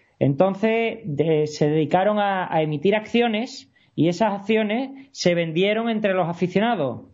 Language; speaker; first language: Spanish; native; Spanish